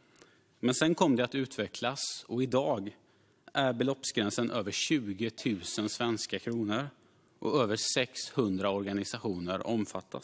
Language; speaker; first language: Swedish; native; Swedish